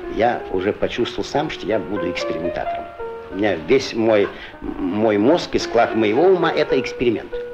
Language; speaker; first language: Russian; native; Russian